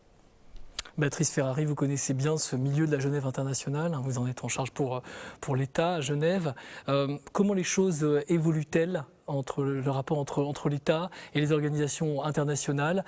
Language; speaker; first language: French; native; French